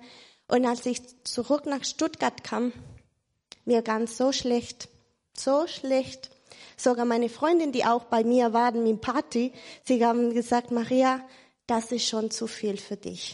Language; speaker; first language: German; non-native, fluent; Spanish